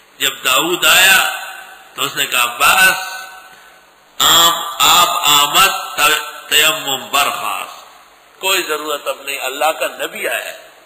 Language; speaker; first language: Urdu; non-native, local second language; Pashto